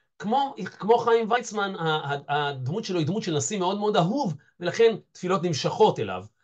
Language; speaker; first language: Hebrew; native; Hebrew